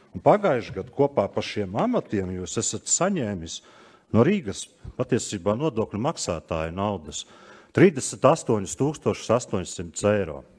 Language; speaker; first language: Latvian; native; Latvian